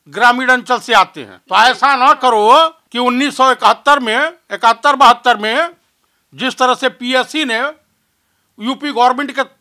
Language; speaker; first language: Hindi; native; Hindi